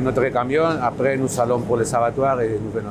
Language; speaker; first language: French; non-native, learner; Basque